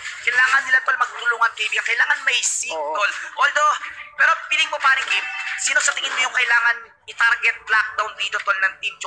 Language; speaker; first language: Filipino; native; Filipino